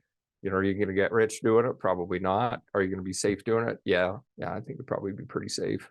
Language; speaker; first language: English; native; English